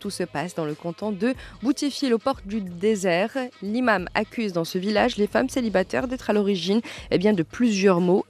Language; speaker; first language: French; non-native, local second language; Arabic